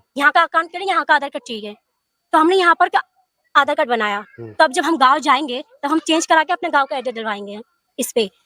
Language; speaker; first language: Hindi; non-native, local second language; Bangla